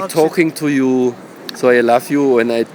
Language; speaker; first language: English; non-native, learner; German